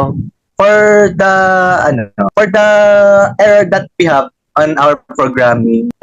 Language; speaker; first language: English; non-native, local second language; Filipino